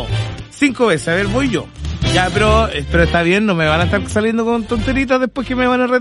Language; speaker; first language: Spanish; native; Spanish